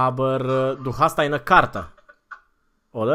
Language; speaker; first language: German; non-native, fluent; Romanian